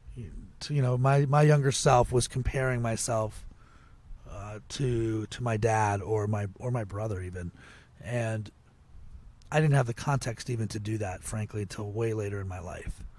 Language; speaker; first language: English; native; English